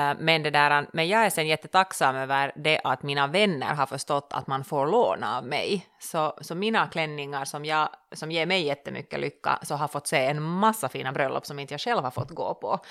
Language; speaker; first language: Swedish; native; Swedish